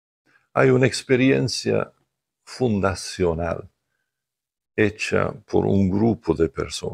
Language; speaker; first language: Spanish; non-native, fluent; English